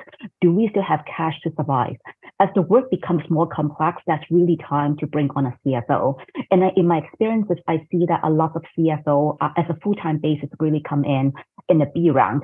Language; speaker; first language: English; non-native, fluent; Cantonese